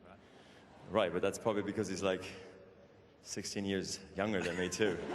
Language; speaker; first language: English; non-native, fluent; German